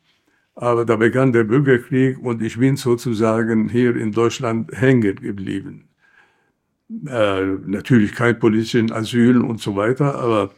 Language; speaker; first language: German; non-native, fluent; Arabic